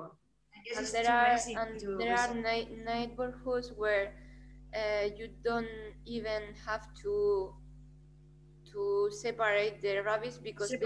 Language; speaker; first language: English; non-native, fluent; Spanish